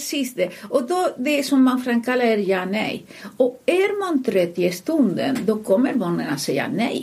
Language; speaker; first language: Swedish; non-native, fluent; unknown